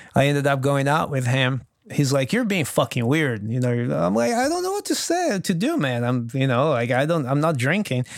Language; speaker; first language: English; non-native, fluent; Portuguese